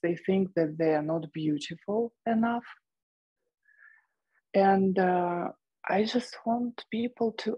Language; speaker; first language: English; non-native, fluent; Russian